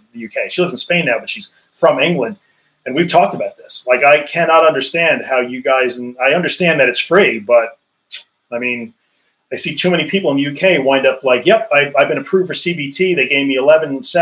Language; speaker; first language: English; native; English